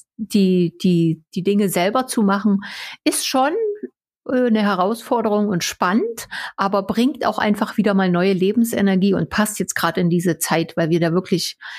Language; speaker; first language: German; non-native, local second language; Upper Sorbian